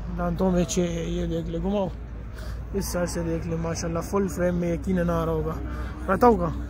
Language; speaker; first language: Urdu; non-native, local second language; Pashto